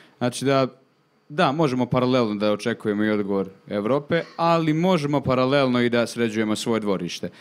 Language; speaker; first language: Serbian; native; Serbian